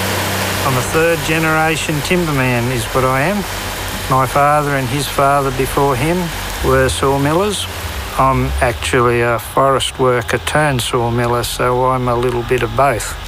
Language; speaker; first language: English; native; English